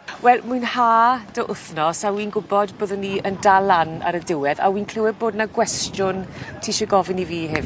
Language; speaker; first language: Welsh; native; Welsh